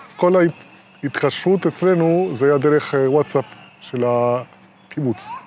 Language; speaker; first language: Hebrew; non-native, fluent; Spanish